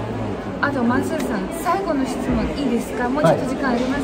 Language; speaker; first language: Japanese; non-native, fluent; Romanian